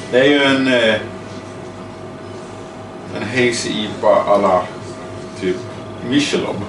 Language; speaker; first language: Swedish; native; Swedish